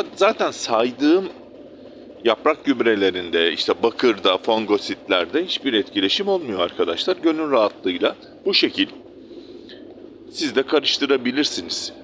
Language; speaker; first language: Turkish; native; Turkish